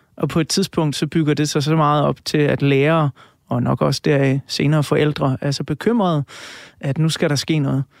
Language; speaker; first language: Danish; native; Danish